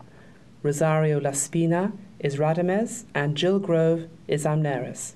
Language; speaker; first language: English; native; English